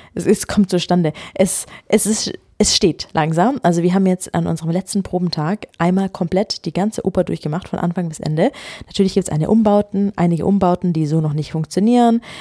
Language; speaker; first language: German; native; German